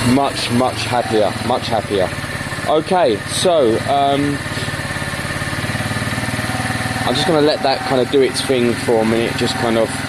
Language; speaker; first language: English; native; English